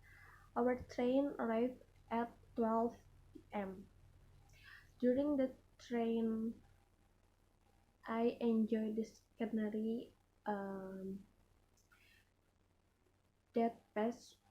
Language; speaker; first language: English; non-native, learner; Indonesian